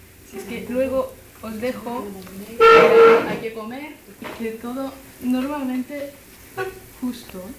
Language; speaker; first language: Spanish; non-native, learner; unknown